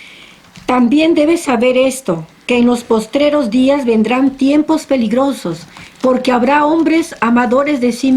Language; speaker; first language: Spanish; native; Spanish